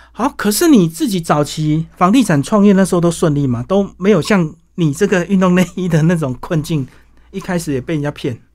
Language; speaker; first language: Chinese; native; Chinese